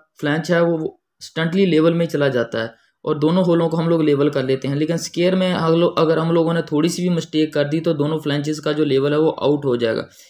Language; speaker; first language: Hindi; native; Hindi